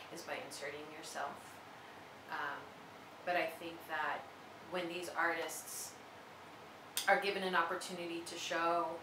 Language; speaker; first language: English; native; English